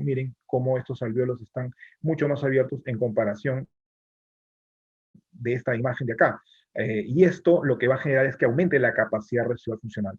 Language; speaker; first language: Spanish; native; Spanish